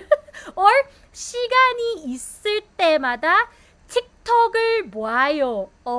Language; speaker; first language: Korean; non-native, fluent; Filipino